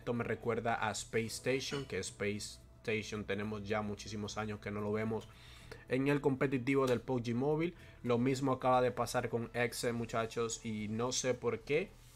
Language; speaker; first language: Spanish; native; Spanish